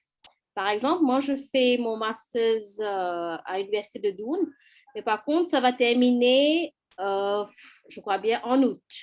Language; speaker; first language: French; non-native, fluent; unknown